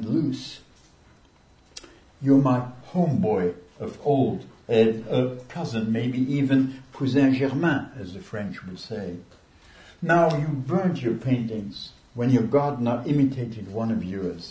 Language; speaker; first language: English; non-native, fluent; Luxembourgish